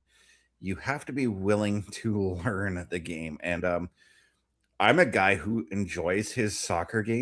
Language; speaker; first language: English; native; English